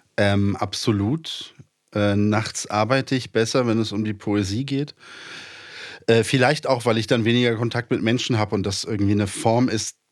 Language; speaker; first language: German; early bilingual, other home language; Polish